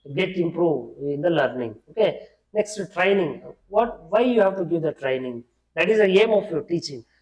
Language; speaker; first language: English; non-native, local second language; Kannada